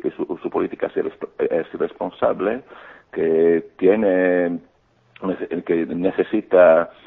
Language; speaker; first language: Spanish; non-native, fluent; Greek